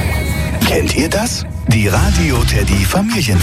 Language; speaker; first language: German; native; German